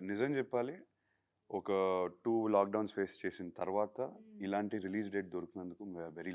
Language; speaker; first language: Telugu; native; Telugu